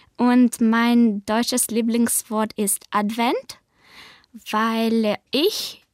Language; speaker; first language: German; non-native, learner; Ukrainian